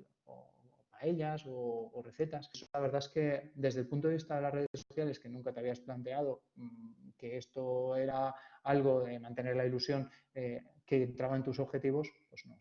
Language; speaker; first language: Spanish; native; Spanish